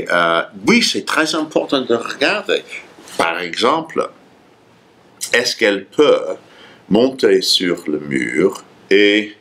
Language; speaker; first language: French; non-native, fluent; English